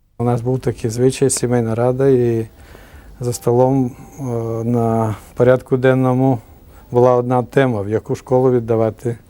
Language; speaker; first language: Ukrainian; non-native, local second language; Hungarian